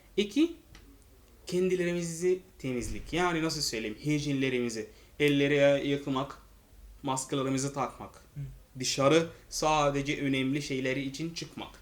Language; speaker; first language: Turkish; non-native, fluent; Arabic